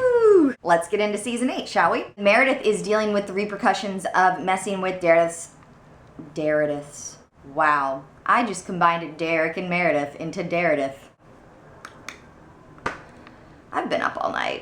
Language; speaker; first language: English; native; English